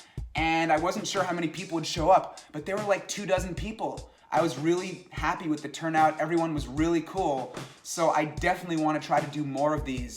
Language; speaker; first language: English; native; English